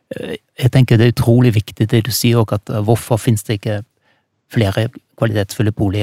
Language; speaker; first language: Norwegian; non-native, fluent; German